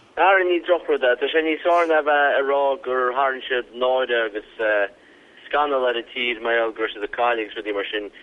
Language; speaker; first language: Irish; native; Irish